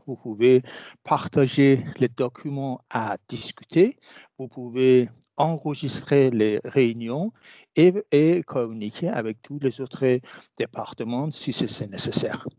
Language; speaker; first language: French; non-native, fluent; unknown